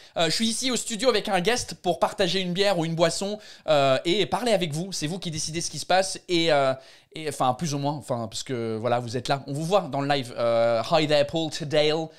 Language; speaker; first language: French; non-native, fluent; English